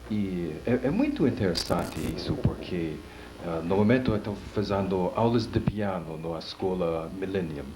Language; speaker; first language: Portuguese; non-native, fluent; English